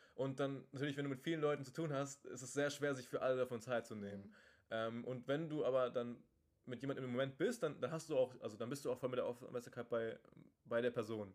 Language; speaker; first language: German; native; German